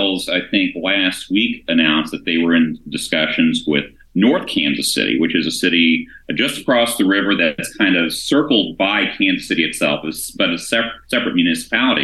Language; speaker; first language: English; native; English